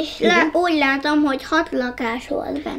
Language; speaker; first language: Hungarian; early bilingual, heritage; Hungarian